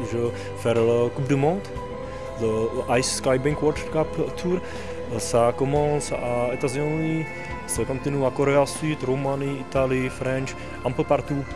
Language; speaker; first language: French; non-native, learner; Czech